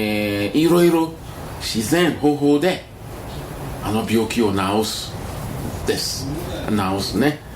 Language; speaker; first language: Japanese; non-native, learner; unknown